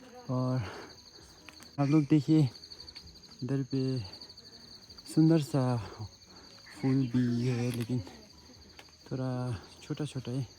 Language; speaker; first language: Hindi; non-native, local second language; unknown